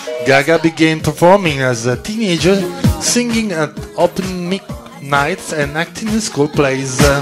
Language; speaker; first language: English; non-native, fluent; Italian